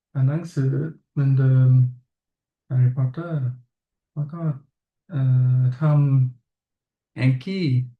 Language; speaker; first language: Thai; non-native, learner; English